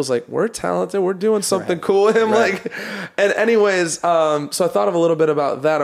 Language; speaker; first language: English; native; English